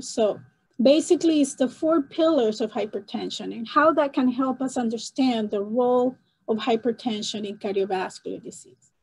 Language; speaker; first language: English; non-native, fluent; Spanish